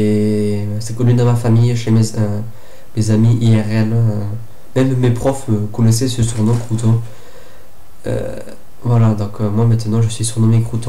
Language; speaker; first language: French; native; French